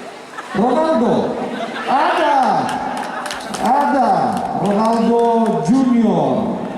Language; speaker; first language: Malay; non-native, local second language; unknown